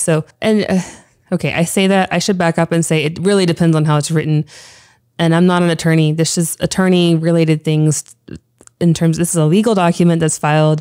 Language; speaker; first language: English; native; English